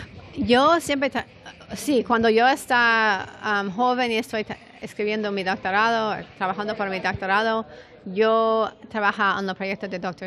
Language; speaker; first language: Spanish; non-native, fluent; English